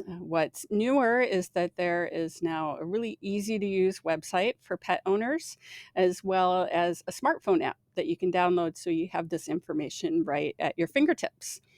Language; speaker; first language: English; native; English